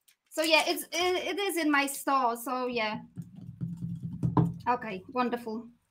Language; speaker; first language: English; non-native, fluent; Polish